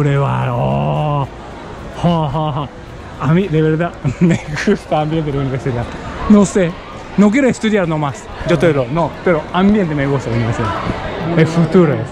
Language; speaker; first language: Spanish; non-native, learner; Japanese